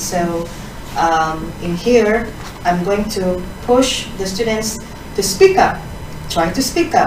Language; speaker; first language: English; non-native, fluent; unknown